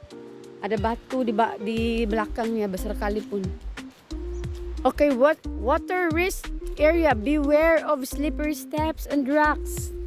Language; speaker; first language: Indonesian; non-native, fluent; Filipino